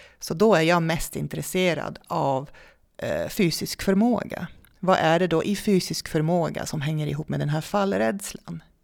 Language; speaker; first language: Swedish; non-native, fluent; Dutch